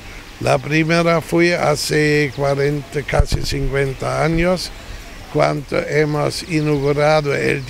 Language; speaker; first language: Spanish; non-native, fluent; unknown